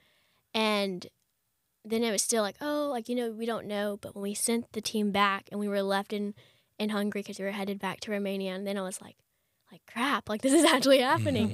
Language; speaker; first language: English; native; English